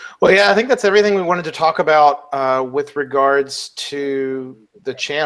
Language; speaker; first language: English; native; English